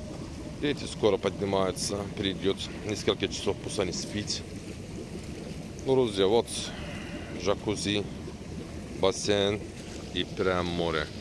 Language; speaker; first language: Russian; non-native, learner; Turkish